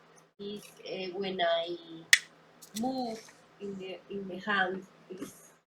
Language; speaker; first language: English; non-native, learner; Spanish